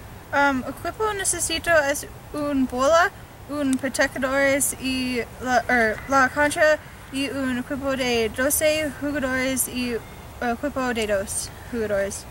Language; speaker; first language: Spanish; non-native, learner; English